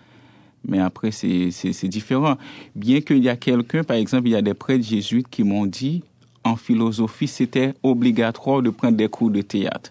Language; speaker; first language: French; non-native, local second language; Haitian Creole